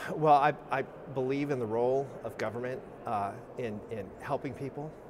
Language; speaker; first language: English; native; English